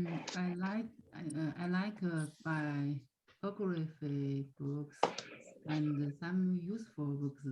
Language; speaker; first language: English; non-native, learner; Chinese